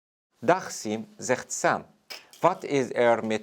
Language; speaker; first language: Dutch; non-native, learner; Arabic